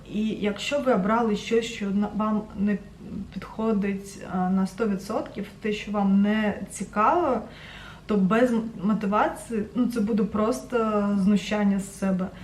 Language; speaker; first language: Ukrainian; non-native, local second language; Russian